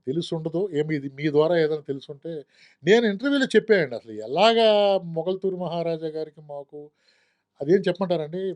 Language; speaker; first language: Telugu; native; Telugu